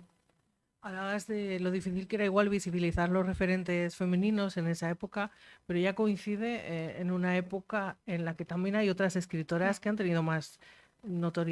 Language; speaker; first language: Spanish; native; Spanish